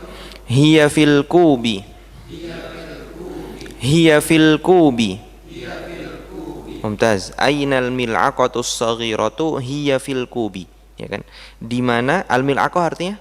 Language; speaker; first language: Arabic; non-native, fluent; Indonesian